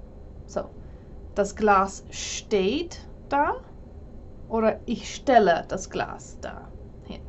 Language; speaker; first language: German; non-native, fluent; English